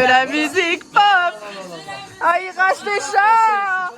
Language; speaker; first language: French; native; French